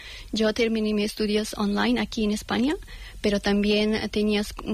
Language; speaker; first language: Spanish; non-native, learner; Persian